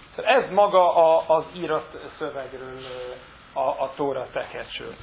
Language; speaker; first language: Hungarian; non-native, fluent; English